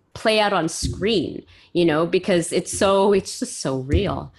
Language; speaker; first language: English; native; English